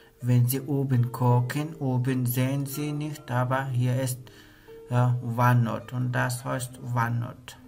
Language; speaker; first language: German; non-native, learner; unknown